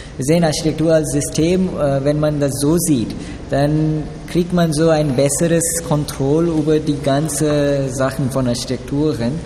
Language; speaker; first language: German; non-native, learner; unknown